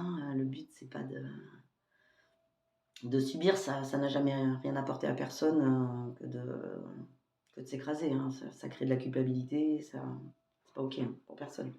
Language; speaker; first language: French; native; French